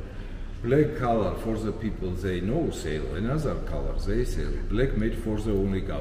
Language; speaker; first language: English; non-native, learner; Georgian